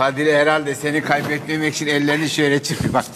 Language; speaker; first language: Turkish; native; Turkish